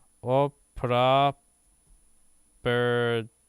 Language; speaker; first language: Portuguese; non-native, learner; English